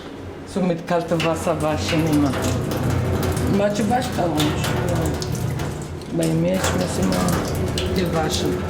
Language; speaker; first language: German; non-native, learner; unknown